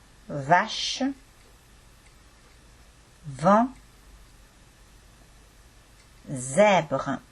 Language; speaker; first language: French; non-native, fluent; Estonian